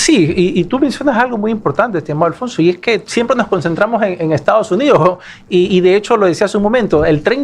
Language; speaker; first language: Spanish; native; Spanish